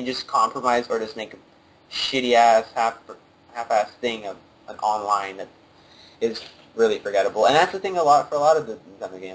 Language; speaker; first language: English; native; English